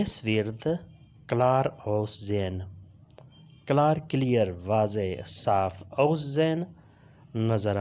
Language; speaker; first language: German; non-native, learner; Urdu